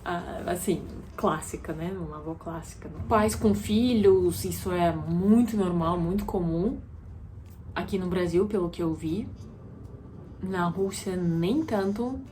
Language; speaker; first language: Portuguese; non-native, fluent; Russian